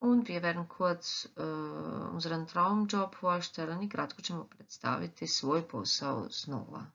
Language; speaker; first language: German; non-native, fluent; Croatian